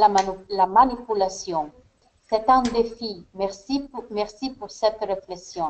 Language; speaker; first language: French; non-native, fluent; Spanish